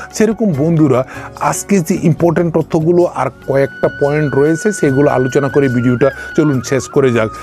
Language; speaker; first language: Bangla; non-native, local second language; Kok Borok